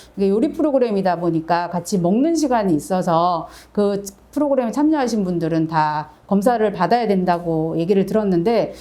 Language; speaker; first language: Korean; native; Korean